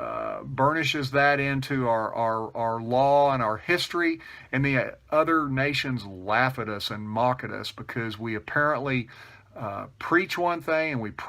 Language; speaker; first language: English; native; English